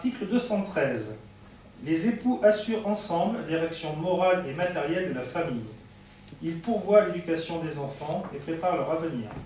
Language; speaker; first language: French; native; French